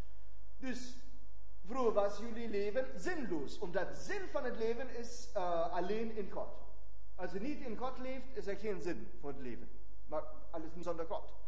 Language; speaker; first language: Dutch; non-native, fluent; German